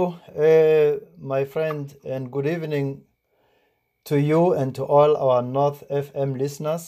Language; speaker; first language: English; non-native, local second language; Tsonga